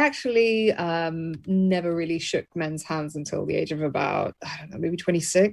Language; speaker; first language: English; native; English